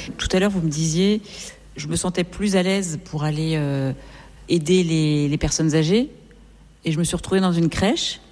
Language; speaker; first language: French; native; French